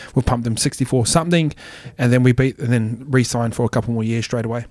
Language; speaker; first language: English; native; English